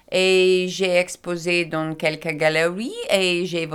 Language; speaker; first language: French; non-native, learner; Lithuanian